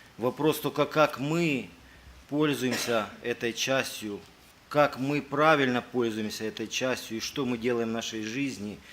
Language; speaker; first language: Russian; native; Russian